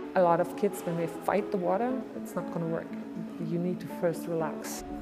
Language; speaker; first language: English; non-native, fluent; German